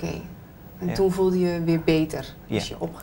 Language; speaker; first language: Dutch; native; Dutch